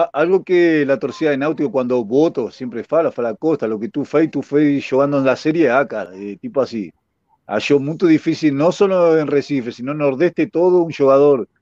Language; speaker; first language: Portuguese; non-native, fluent; Spanish